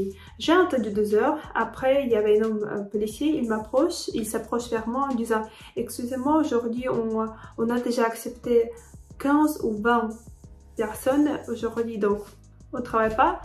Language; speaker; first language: French; non-native, fluent; Ukrainian